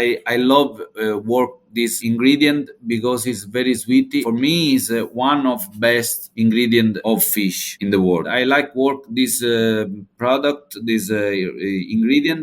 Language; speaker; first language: English; non-native, learner; Italian